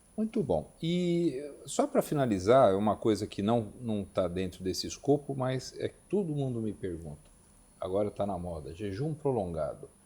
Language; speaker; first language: Portuguese; native; Portuguese